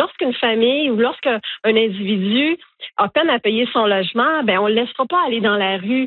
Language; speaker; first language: French; native; French